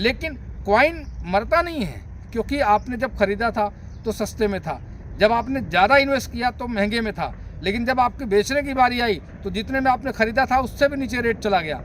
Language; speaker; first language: Hindi; native; Hindi